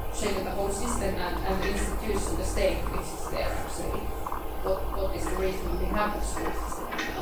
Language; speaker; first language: English; non-native, fluent; Finnish